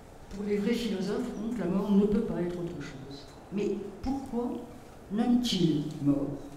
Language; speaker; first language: French; native; French